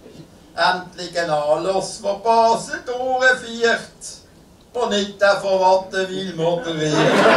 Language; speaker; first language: German; native; German